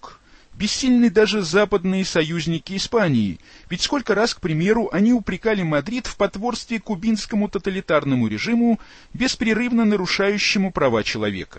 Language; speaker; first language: Russian; native; Russian